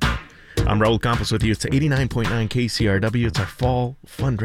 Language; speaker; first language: English; native; English